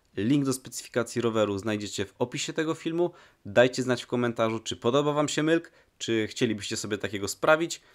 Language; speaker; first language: Polish; native; Polish